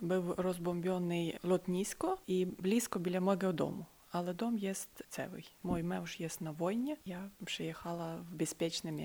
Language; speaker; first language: Polish; non-native, learner; Ukrainian